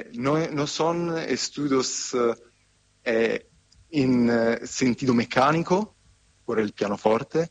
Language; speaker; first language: Spanish; non-native, fluent; Italian